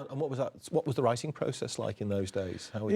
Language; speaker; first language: English; native; English